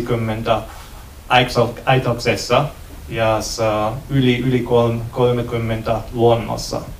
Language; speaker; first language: Finnish; non-native, learner; German